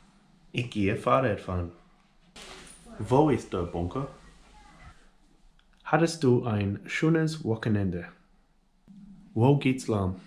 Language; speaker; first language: German; non-native, learner; English